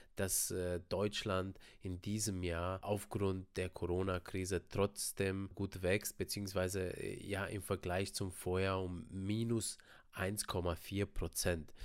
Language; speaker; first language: German; early bilingual, other home language; Romanian